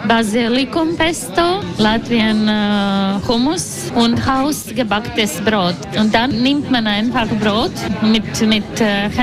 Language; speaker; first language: German; non-native, learner; Latvian